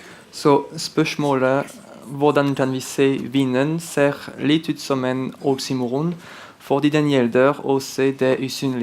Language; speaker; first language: Norwegian; non-native, fluent; French